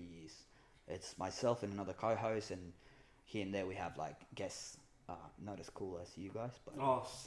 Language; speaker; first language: English; non-native, fluent; Spanish